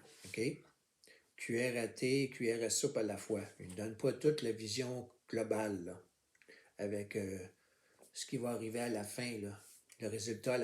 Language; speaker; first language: French; native; French